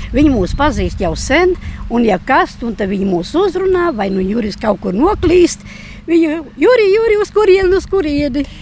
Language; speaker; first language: Latvian; non-native, local second language; Russian